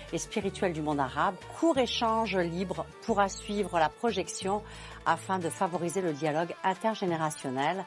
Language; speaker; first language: French; early bilingual, other home language; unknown